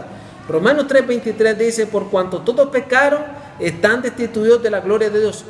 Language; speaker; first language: Spanish; native; Spanish